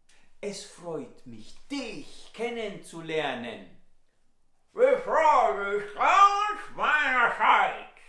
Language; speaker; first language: German; non-native, fluent; Italian